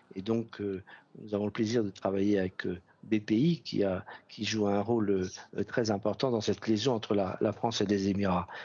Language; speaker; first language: French; native; French